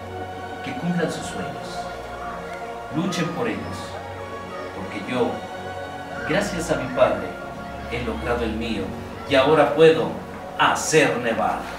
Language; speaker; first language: Spanish; native; Spanish